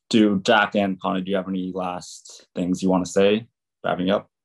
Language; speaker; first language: English; native; English